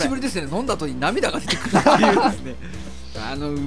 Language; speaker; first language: Japanese; native; Japanese